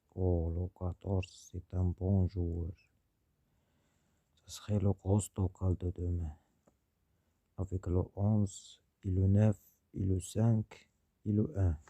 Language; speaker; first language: French; non-native, learner; Arabic